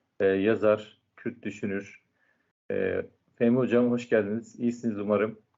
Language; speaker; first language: Turkish; native; Turkish